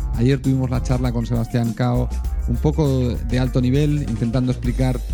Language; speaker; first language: Spanish; native; Spanish